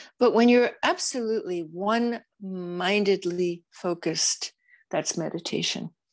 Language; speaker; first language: English; native; English